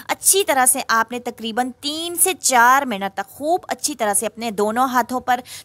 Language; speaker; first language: Urdu; native; Urdu